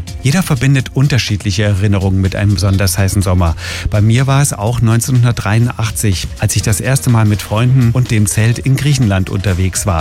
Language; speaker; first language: German; native; German